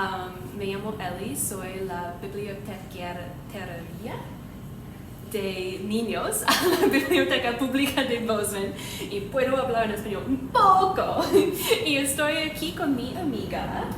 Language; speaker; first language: Spanish; non-native, learner; English